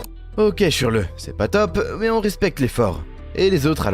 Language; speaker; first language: French; native; French